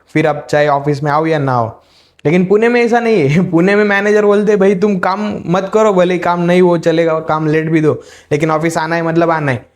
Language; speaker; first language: Hindi; non-native, local second language; Marathi